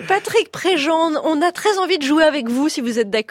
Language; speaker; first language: French; native; French